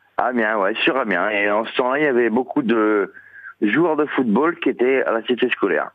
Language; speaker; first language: French; early bilingual, other home language; Italian